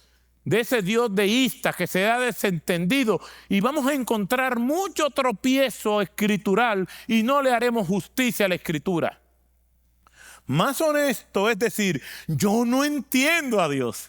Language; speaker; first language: Spanish; native; Spanish